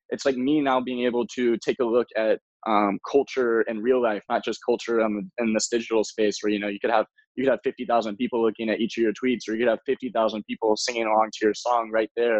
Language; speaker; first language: English; native; English